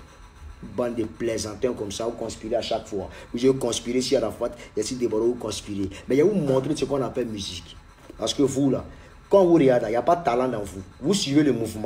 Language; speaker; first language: French; native; French